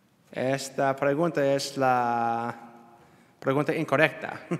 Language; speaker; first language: Spanish; non-native, learner; English